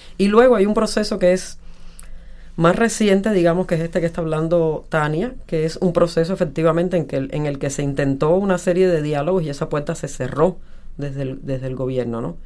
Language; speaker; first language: Spanish; native; Spanish